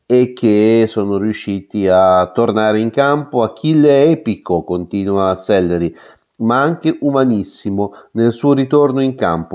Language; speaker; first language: Italian; native; Italian